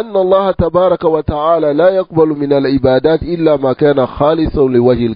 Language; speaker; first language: Arabic; non-native, fluent; French